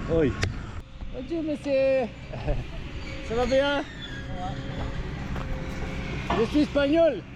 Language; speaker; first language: French; non-native, learner; Spanish